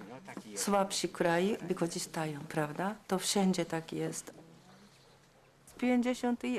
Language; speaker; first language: Polish; non-native, learner; Japanese